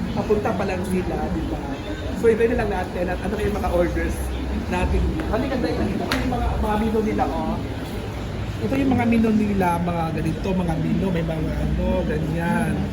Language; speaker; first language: Filipino; native; Filipino